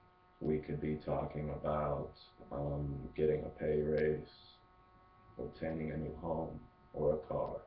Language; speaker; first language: English; native; English